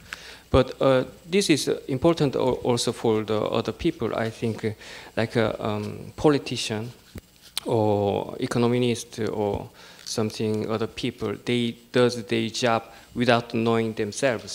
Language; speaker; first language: English; non-native, learner; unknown